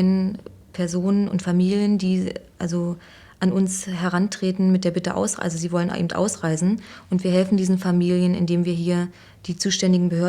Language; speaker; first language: German; native; German